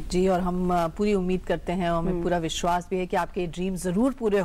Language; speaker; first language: Hindi; native; Hindi